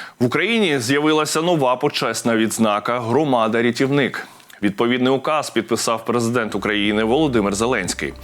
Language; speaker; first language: Ukrainian; native; Ukrainian